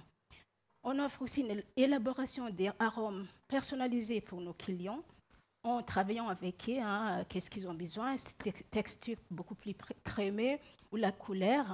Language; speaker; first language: French; non-native, local second language; Malagasy